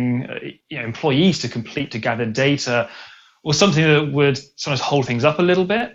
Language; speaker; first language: English; native; English